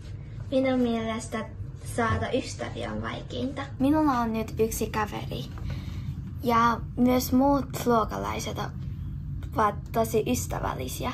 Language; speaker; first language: Finnish; non-native, learner; Korean